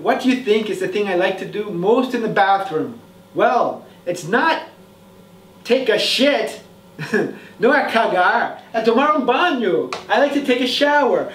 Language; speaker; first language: English; native; English